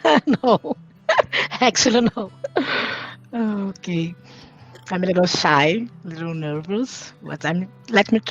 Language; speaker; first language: English; non-native, learner; Portuguese